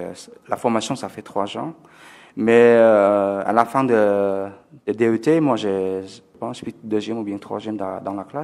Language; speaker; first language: French; non-native, fluent; Khmer